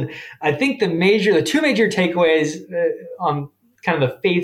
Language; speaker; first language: English; native; English